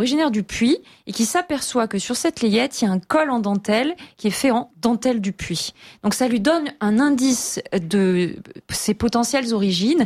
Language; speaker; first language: French; native; French